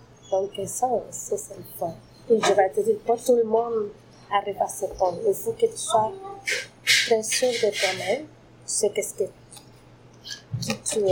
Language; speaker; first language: French; non-native, fluent; Spanish